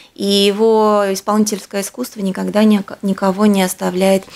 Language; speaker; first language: Russian; native; Russian